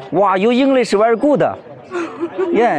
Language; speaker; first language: English; non-native, learner; Chinese